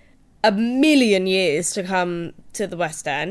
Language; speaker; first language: English; native; English